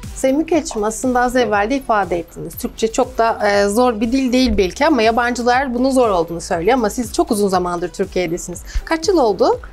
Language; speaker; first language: Turkish; native; Turkish